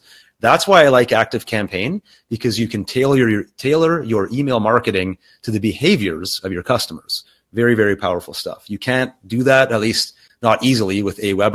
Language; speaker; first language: English; native; English